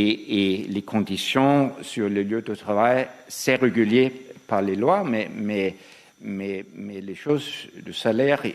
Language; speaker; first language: French; non-native, fluent; Danish